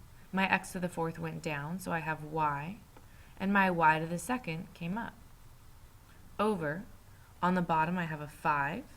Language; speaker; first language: English; native; English